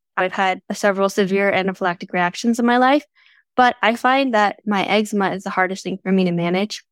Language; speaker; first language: English; native; English